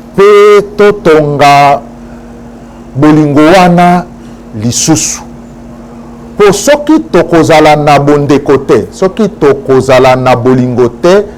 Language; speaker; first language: Lingala; native; Lingala